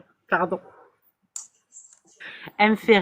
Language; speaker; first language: French; native; French